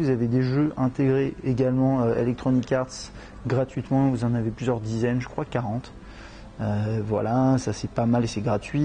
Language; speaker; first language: French; native; French